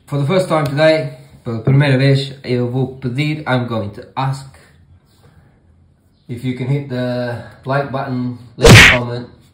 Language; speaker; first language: English; early bilingual, other home language; Portuguese